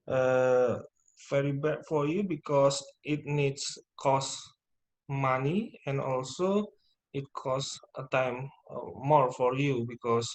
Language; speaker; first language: English; non-native, fluent; Indonesian